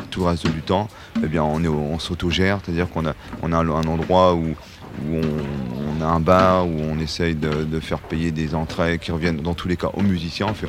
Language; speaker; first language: French; native; French